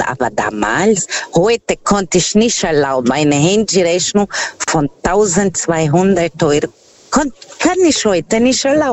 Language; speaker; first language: German; non-native, fluent; Portuguese